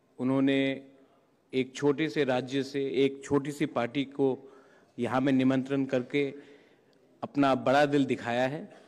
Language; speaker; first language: Hindi; non-native, local second language; Kok Borok